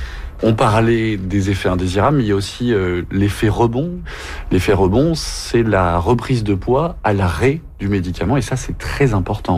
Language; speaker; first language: French; native; French